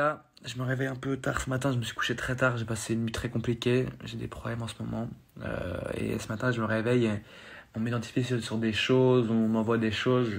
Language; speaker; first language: French; native; French